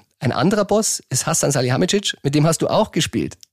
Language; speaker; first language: German; native; German